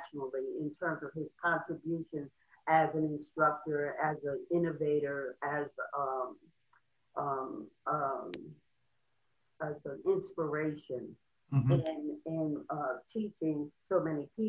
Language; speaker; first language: English; native; English